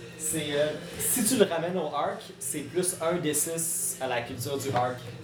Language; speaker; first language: French; native; French